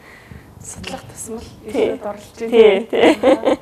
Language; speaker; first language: Mongolian; native; Mongolian